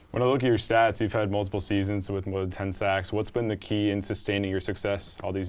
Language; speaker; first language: English; native; English